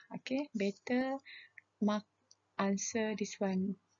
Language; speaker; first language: English; non-native, local second language; Malay